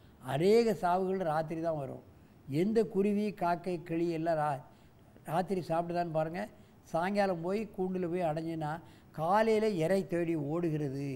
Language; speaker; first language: Tamil; native; Tamil